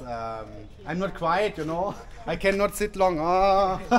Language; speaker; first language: English; non-native, learner; German